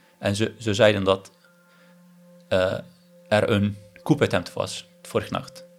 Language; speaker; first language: Dutch; non-native, learner; Turkish